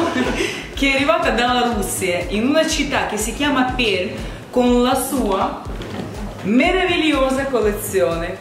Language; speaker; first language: Italian; non-native, fluent; Russian